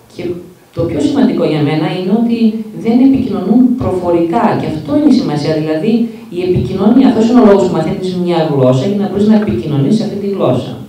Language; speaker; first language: Greek; early bilingual, heritage; Greek